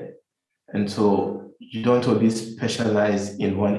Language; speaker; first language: English; non-native, local second language; Akan